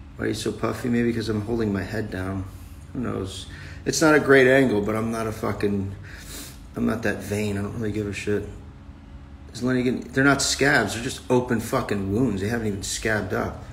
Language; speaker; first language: English; native; English